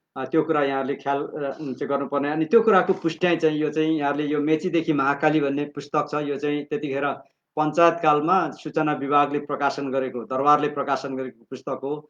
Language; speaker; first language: Nepali; non-native, local second language; Limbu